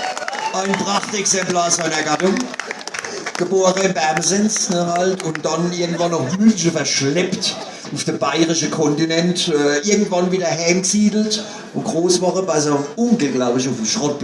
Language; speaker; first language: German; native; German